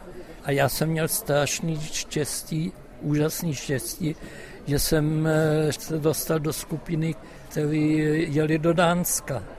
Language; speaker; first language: Czech; non-native, local second language; German